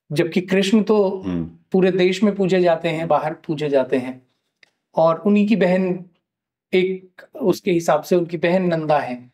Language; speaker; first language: Hindi; native; Hindi